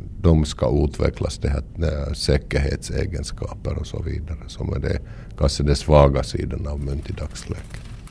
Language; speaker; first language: Swedish; non-native, local second language; Finnish